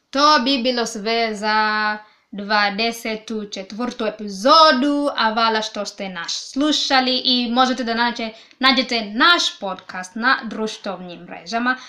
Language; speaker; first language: Serbian; non-native, learner; Swahili